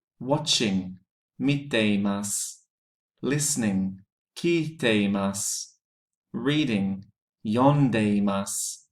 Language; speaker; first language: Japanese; non-native, fluent; English